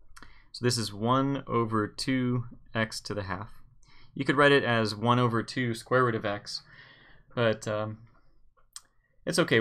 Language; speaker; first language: English; native; English